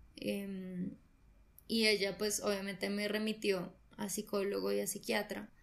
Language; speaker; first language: Spanish; native; Spanish